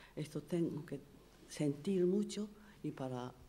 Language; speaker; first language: Spanish; non-native, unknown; Japanese